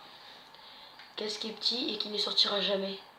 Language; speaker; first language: French; native; French